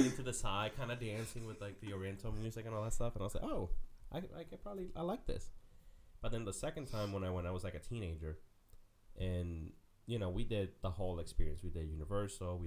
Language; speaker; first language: English; non-native, fluent; Spanish